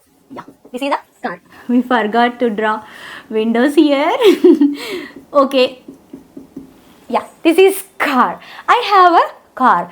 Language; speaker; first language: English; non-native, local second language; Telugu